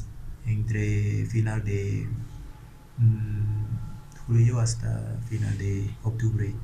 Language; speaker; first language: Spanish; non-native, learner; Khmer